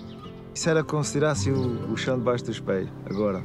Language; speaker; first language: Portuguese; native; Portuguese